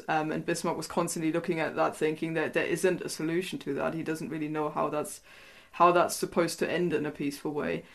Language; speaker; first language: English; non-native, fluent; German